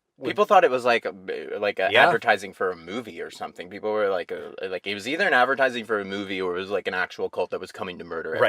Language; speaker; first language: English; native; English